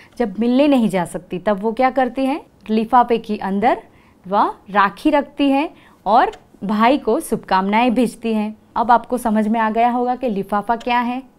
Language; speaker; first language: Hindi; non-native, local second language; Gujarati